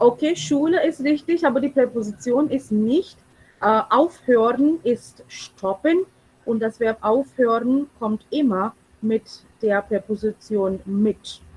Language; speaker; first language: German; non-native, fluent; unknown